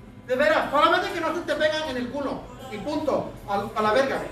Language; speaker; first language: Spanish; early bilingual, heritage; Spanish